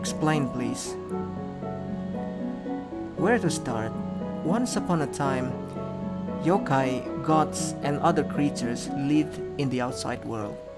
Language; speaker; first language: English; non-native, fluent; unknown